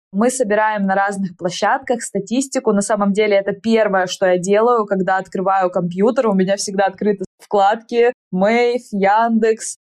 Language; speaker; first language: Russian; native; Russian